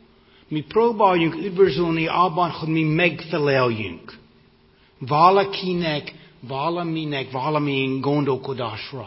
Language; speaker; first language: Hungarian; non-native, fluent; English